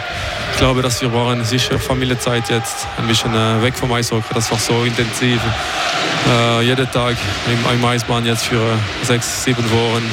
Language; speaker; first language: German; non-native, local second language; French